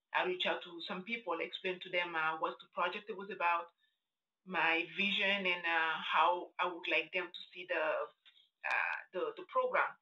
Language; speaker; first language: English; non-native, fluent; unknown